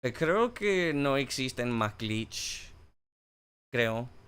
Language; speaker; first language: Spanish; non-native, learner; English